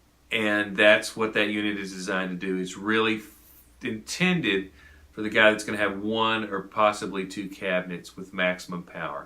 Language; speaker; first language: English; native; English